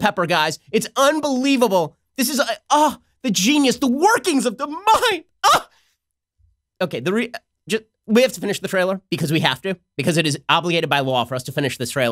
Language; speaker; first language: English; native; English